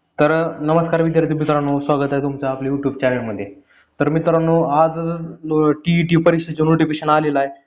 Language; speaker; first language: Marathi; native; Marathi